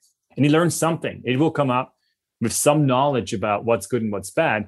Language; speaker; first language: English; non-native, fluent; German